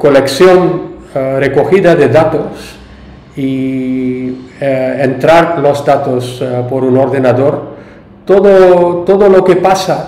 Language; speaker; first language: Spanish; non-native, learner; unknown